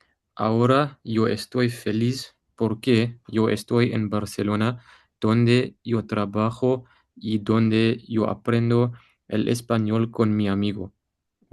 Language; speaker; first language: Spanish; non-native, learner; English